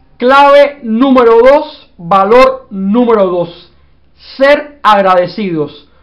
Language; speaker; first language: Spanish; native; Spanish